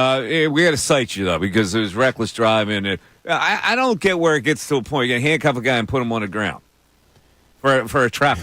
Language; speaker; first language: English; native; English